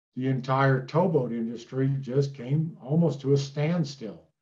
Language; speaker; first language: English; native; English